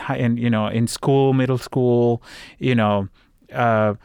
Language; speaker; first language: English; non-native, fluent; Spanish